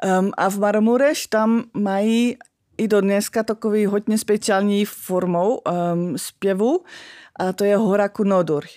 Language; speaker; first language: Czech; non-native, fluent; Dutch